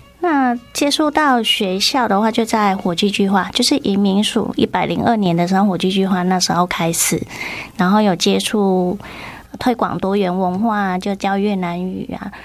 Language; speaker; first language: Chinese; non-native, fluent; Vietnamese